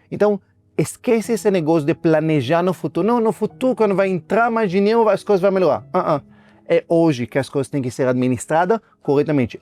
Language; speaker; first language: Portuguese; non-native, fluent; Hebrew